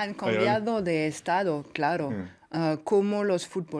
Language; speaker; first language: Spanish; non-native, fluent; French